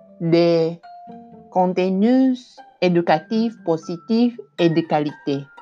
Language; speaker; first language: French; non-native, learner; Indonesian